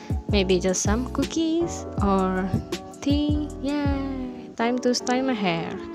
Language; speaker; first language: English; non-native, learner; Indonesian